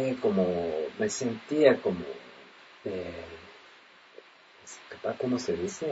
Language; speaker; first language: Spanish; non-native, learner; Japanese